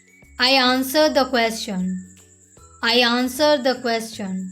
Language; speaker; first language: English; non-native, local second language; Hindi